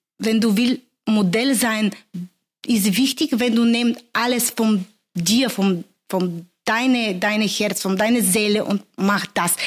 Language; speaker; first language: German; non-native, learner; Bulgarian